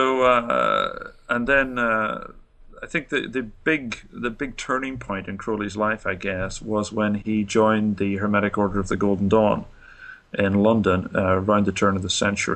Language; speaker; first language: English; native; English